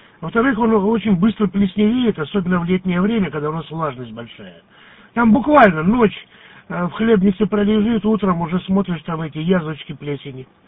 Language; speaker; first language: Russian; native; Russian